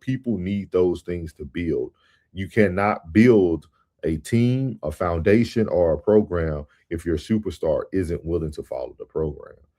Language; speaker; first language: English; native; English